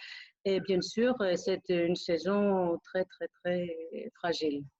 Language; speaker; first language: French; non-native, fluent; Greek